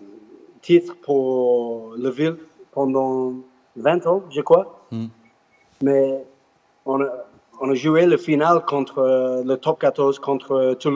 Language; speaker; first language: French; non-native, learner; English